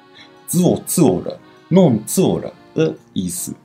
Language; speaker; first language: Chinese; non-native, fluent; Japanese